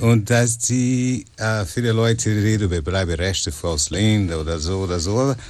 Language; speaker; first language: German; non-native, learner; Portuguese